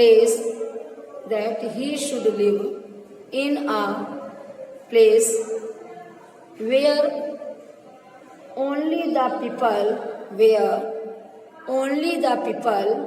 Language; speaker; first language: English; non-native, local second language; Hindi